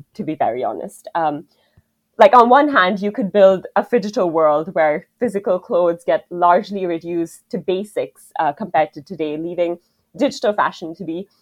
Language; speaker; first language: English; non-native, local second language; Hindi